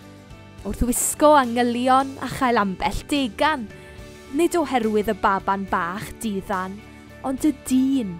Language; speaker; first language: Welsh; native; Welsh